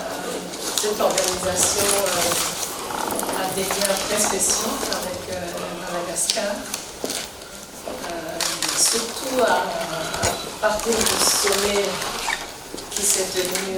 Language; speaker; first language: French; non-native, local second language; Kinyarwanda